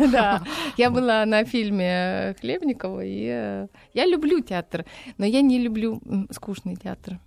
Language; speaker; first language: Russian; non-native, local second language; Lithuanian